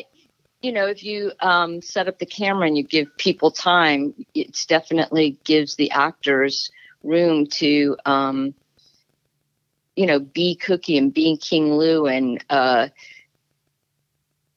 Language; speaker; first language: English; native; English